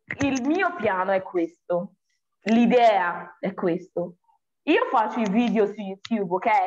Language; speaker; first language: Italian; non-native, fluent; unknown